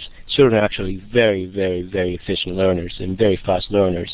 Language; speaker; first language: English; non-native, fluent; Greek